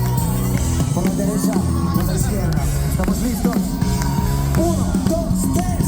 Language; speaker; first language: Spanish; non-native, learner; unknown